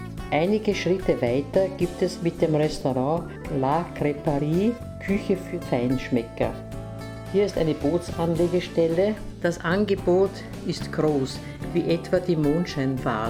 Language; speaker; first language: German; native; German